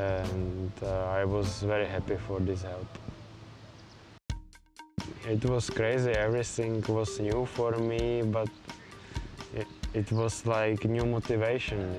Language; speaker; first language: English; non-native, learner; Czech